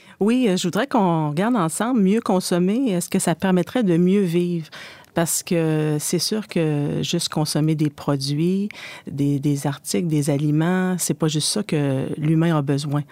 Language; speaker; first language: French; native; French